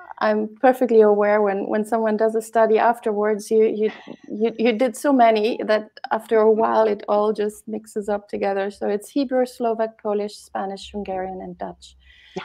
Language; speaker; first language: English; non-native, fluent; German